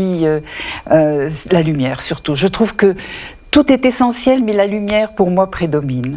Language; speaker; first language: French; native; French